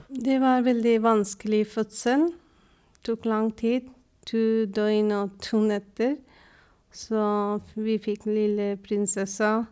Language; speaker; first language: Norwegian; non-native, fluent; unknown